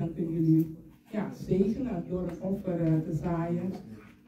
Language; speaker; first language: Dutch; non-native, local second language; Papiamento